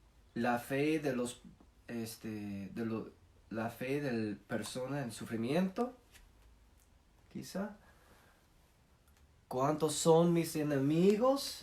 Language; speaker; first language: Spanish; non-native, fluent; English